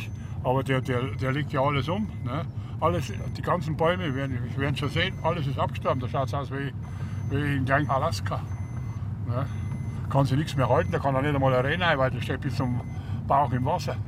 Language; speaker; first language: German; native; German